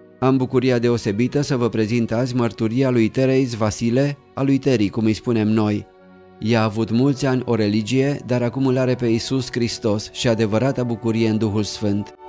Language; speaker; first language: Romanian; native; Romanian